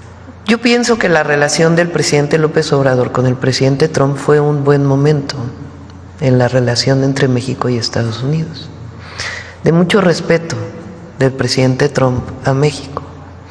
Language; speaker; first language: Spanish; native; Spanish